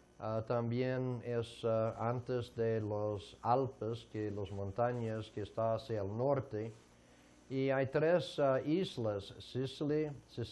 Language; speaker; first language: Spanish; non-native, fluent; English